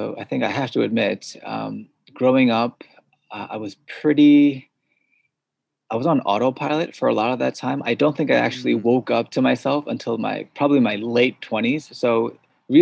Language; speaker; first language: English; early bilingual, other home language; Korean